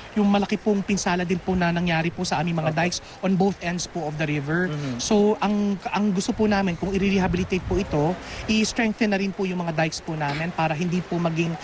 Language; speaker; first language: Filipino; native; Filipino